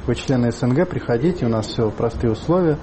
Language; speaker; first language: Russian; native; Russian